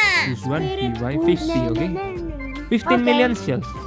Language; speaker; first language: English; non-native, fluent; Indonesian